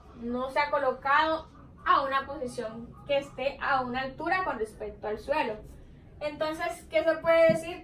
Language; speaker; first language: Spanish; native; Spanish